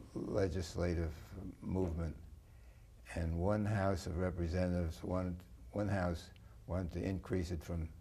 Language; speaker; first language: English; native; English